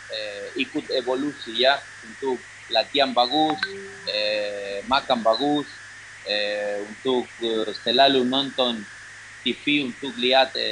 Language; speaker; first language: Indonesian; non-native, learner; Spanish